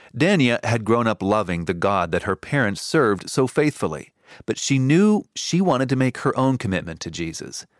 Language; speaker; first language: English; native; English